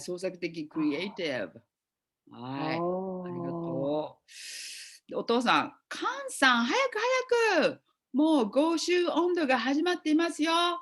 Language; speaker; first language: Japanese; non-native, fluent; English